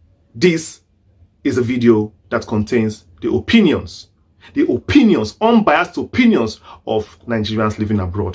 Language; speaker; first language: English; non-native, local second language; Igbo